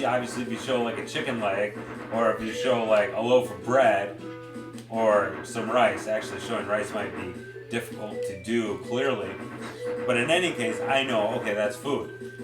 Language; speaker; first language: English; native; English